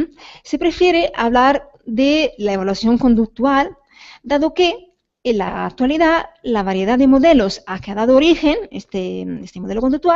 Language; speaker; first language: Spanish; native; Spanish